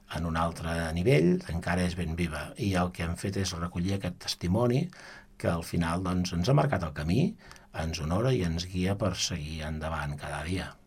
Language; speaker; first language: Catalan; native; Catalan